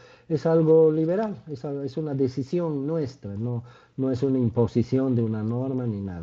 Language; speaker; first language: Spanish; native; Spanish